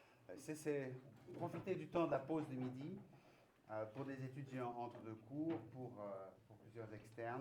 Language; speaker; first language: French; native; French